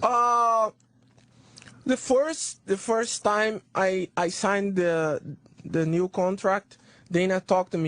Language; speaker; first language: English; non-native, learner; Portuguese